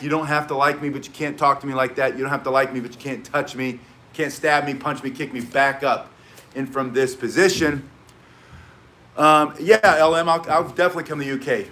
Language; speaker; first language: English; native; English